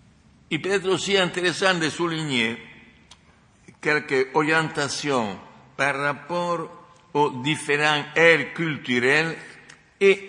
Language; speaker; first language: French; non-native, fluent; Italian